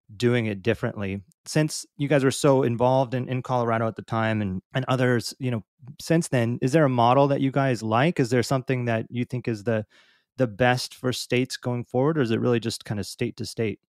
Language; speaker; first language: English; native; English